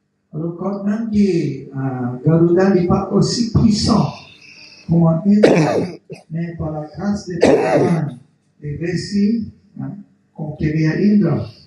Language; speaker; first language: French; non-native, local second language; Morisyen